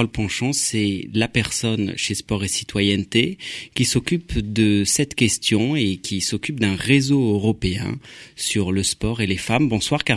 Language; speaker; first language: French; native; French